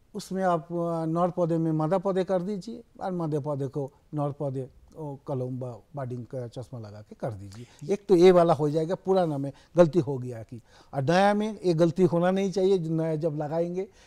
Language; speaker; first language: Hindi; non-native, local second language; Bangla